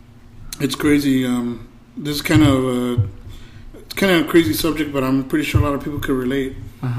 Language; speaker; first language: English; early bilingual, other home language; Spanish